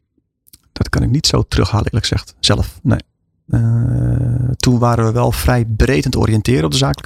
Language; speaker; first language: Dutch; native; Dutch